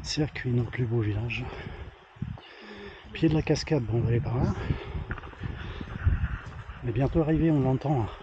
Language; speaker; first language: French; native; French